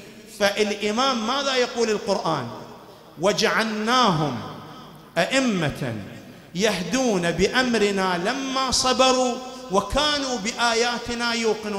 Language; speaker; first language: Arabic; native; Arabic